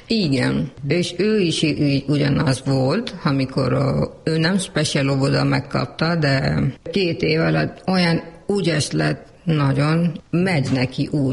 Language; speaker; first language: Hungarian; non-native, learner; Urdu